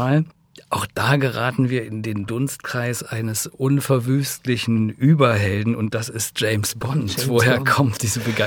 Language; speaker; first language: German; native; German